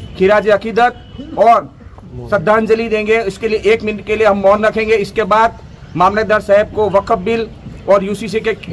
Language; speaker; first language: Hindi; non-native, local second language; Gujarati